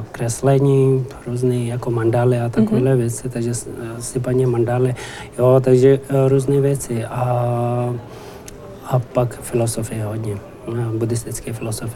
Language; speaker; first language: Czech; non-native, learner; Tibetan